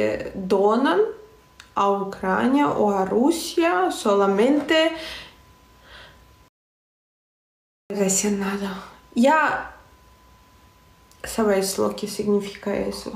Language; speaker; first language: Spanish; non-native, fluent; Russian